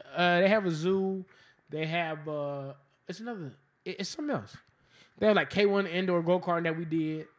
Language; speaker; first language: English; native; English